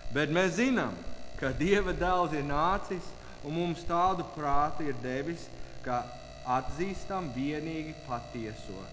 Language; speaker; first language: Latvian; non-native, learner; English